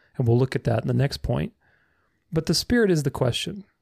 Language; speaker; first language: English; non-native, fluent; Romanian